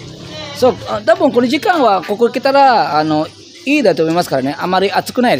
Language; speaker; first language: Japanese; non-native, fluent; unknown